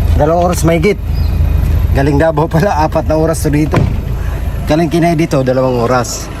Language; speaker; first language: Filipino; non-native, local second language; Cebuano